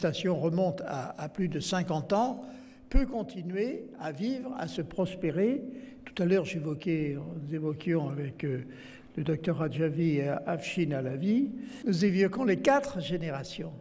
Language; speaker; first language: French; native; French